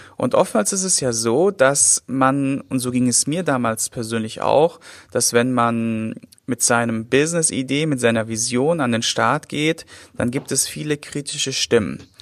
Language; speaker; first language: German; native; German